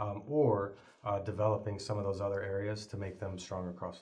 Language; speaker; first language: English; native; English